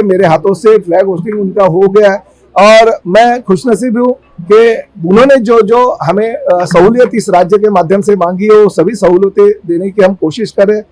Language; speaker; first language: Hindi; non-native, local second language; Marathi